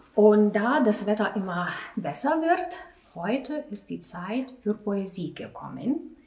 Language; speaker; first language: German; non-native, fluent; Lithuanian